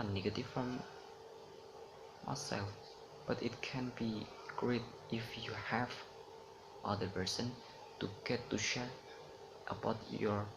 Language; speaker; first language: English; non-native, learner; Indonesian